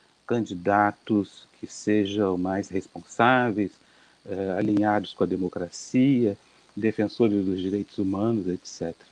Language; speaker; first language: Portuguese; native; Portuguese